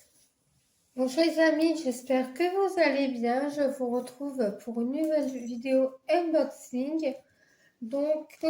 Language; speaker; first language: French; native; French